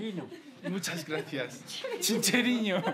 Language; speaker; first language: Spanish; non-native, learner; Korean